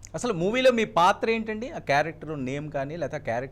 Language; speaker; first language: Telugu; native; Telugu